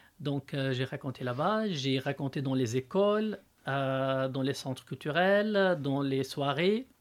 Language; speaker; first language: French; non-native, local second language; Arabic